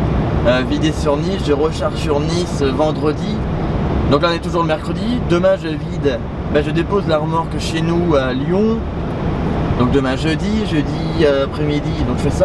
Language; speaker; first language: French; native; French